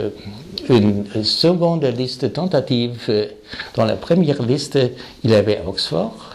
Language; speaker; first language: French; non-native, fluent; German